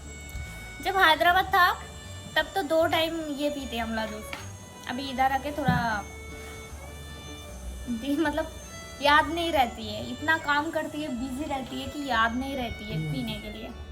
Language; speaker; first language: Hindi; non-native, local second language; Bangla